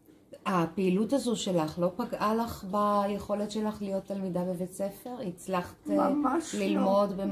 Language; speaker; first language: Hebrew; native; Hebrew